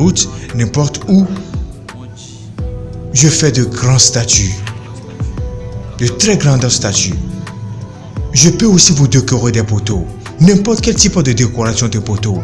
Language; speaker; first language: French; non-native, local second language; Ewe